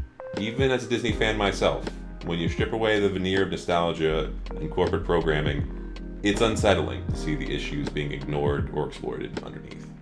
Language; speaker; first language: English; native; English